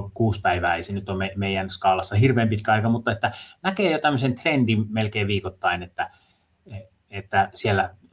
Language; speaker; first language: Finnish; native; Finnish